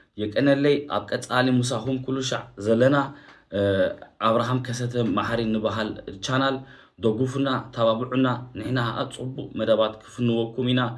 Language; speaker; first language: Tigrinya; early bilingual, heritage; Tigrinya